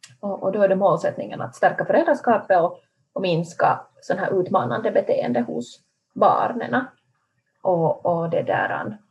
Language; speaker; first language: Swedish; native; Swedish